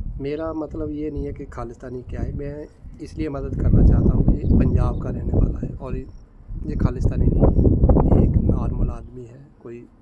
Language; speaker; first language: Hindi; non-native, local second language; Punjabi